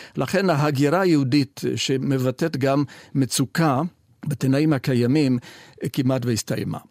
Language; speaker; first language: Hebrew; non-native, fluent; Italian